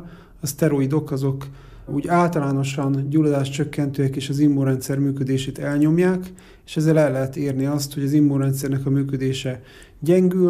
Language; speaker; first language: Hungarian; native; Hungarian